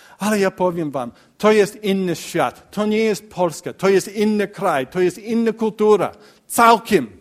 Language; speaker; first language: Polish; non-native, learner; English